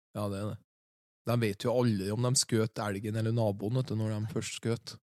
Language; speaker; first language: Norwegian; native; Norwegian